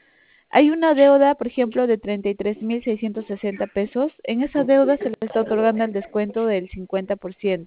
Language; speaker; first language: Spanish; native; Spanish